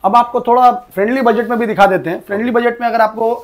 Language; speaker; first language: Hindi; non-native, local second language; Bangla